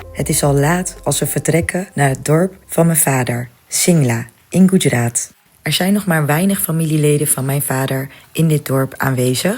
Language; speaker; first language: Dutch; early bilingual, other home language; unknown